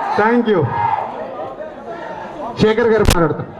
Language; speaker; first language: Telugu; native; Telugu